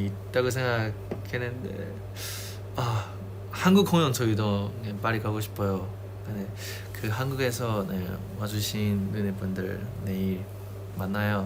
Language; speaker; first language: Korean; non-native, fluent; Chinese